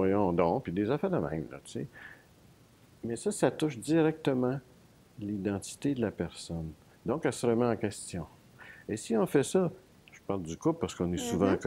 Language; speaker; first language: French; native; French